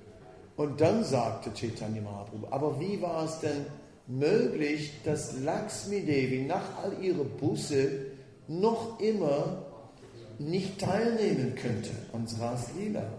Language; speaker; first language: German; non-native, fluent; Dutch